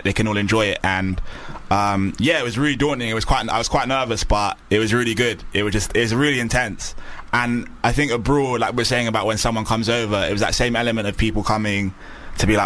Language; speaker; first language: English; native; English